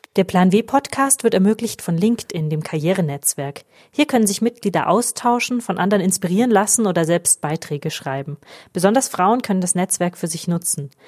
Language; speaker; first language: German; non-native, fluent; Norwegian